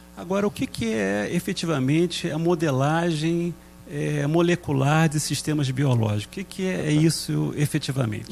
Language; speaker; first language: Portuguese; native; Portuguese